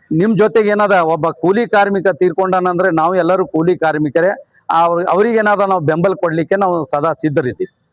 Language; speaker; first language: Kannada; non-native, local second language; Lambadi